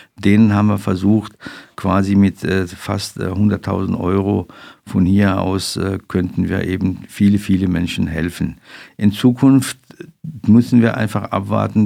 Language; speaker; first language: German; non-native, fluent; Persian